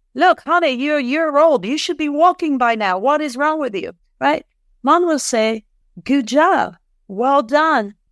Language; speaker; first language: English; non-native, fluent; French